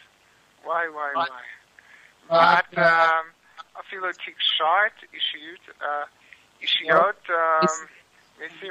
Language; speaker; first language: Hebrew; non-native, learner; English